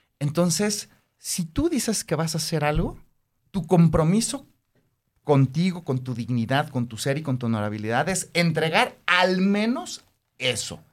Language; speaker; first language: Spanish; native; Spanish